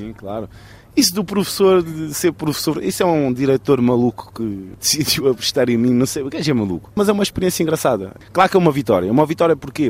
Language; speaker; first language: Portuguese; early bilingual, heritage; Portuguese